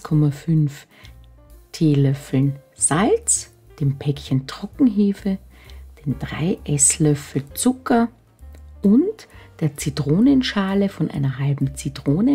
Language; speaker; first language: German; native; German